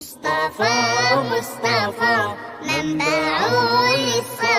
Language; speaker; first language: Arabic; non-native, learner; Bangla